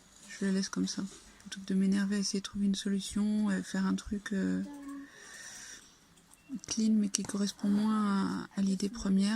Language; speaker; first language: French; native; French